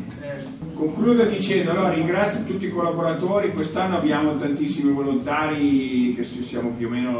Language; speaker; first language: Italian; native; Italian